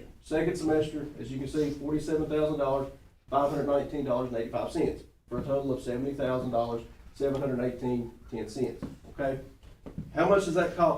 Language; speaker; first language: English; native; English